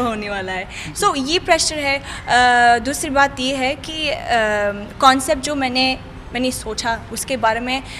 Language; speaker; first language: Hindi; non-native, fluent; English